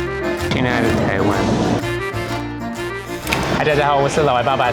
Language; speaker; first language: Chinese; non-native, fluent; English